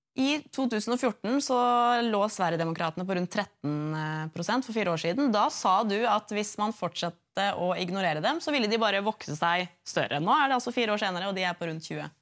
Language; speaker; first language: Norwegian; native; Norwegian